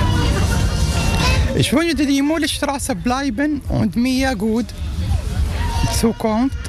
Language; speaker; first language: German; non-native, learner; Arabic